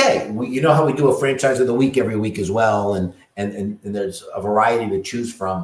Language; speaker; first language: English; native; English